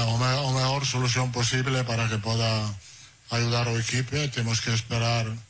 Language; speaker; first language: Portuguese; non-native, fluent; Italian